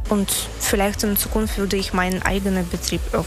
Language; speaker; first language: German; non-native, learner; Russian